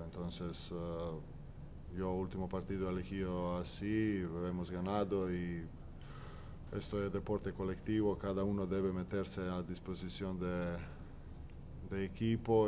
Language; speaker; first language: Spanish; non-native, fluent; Croatian